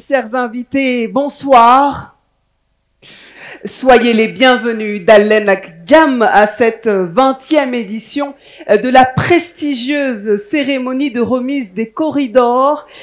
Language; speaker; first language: French; non-native, local second language; Wolof